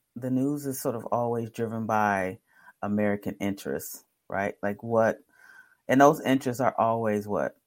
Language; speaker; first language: English; native; English